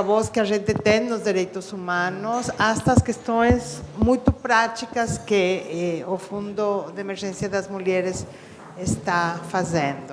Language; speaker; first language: Portuguese; non-native, fluent; Spanish